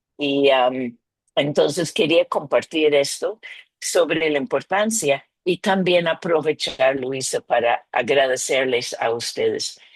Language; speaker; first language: Spanish; non-native, fluent; English